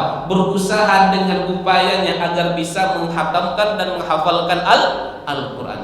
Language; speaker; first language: Malay; native; Malay